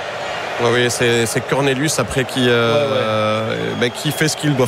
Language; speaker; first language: French; native; French